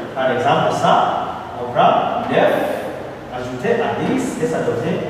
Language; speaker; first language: French; non-native, local second language; Rundi